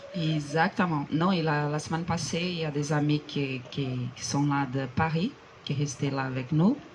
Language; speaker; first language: French; non-native, fluent; Portuguese